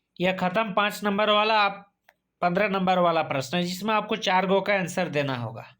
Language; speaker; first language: Hindi; native; Hindi